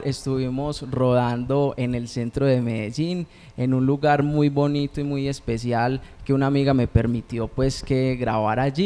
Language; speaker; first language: Spanish; native; Spanish